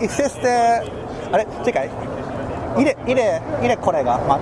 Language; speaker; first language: Polish; non-native, learner; Japanese